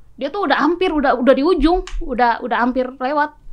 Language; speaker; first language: Indonesian; native; Indonesian